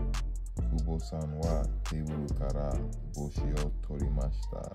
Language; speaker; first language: Japanese; non-native, learner; English